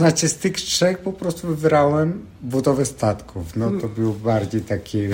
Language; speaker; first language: Polish; non-native, fluent; Spanish